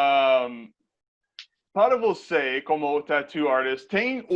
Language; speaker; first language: Portuguese; non-native, fluent; English